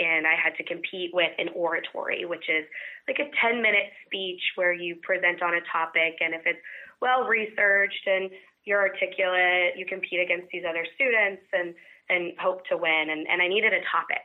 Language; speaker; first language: English; native; English